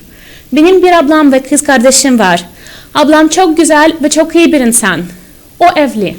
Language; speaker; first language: Turkish; non-native, fluent; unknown